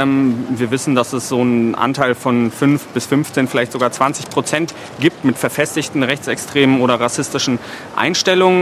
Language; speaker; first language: German; native; German